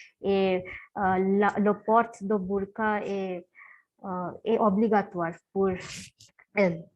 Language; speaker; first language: French; non-native, fluent; Bangla